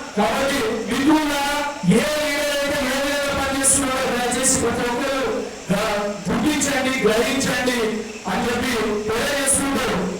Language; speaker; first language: Telugu; non-native, local second language; Lambadi